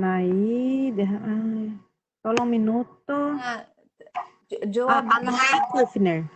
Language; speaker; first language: Spanish; non-native, fluent; Portuguese